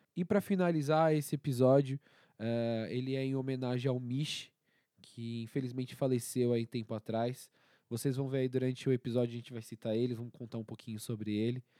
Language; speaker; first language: Portuguese; native; Portuguese